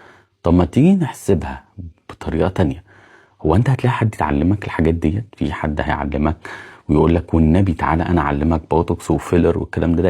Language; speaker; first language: Arabic; native; Arabic